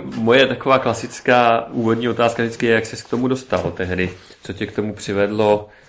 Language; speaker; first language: Czech; native; Czech